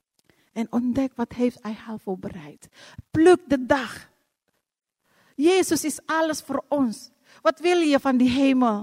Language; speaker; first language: Dutch; non-native, fluent; Indonesian